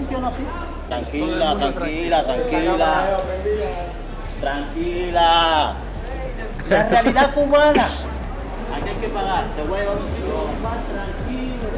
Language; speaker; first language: Spanish; native; Spanish